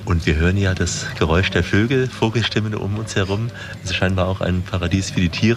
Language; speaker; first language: German; native; German